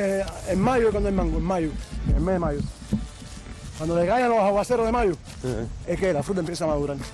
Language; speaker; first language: Spanish; native; Spanish